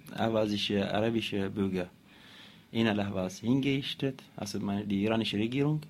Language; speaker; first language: German; non-native, learner; Arabic